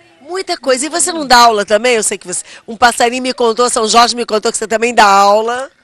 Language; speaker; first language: Portuguese; native; Portuguese